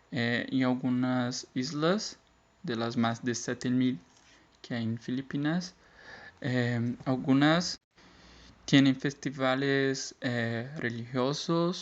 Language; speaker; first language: Spanish; non-native, learner; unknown